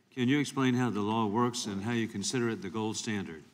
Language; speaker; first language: English; native; English